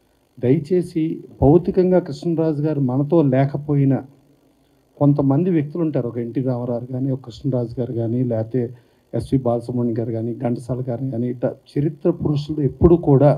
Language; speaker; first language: Telugu; native; Telugu